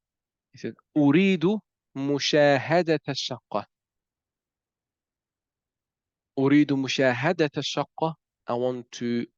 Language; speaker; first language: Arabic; non-native, fluent; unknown